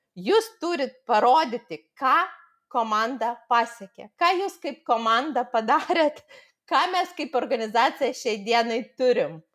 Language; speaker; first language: Lithuanian; non-native, local second language; Russian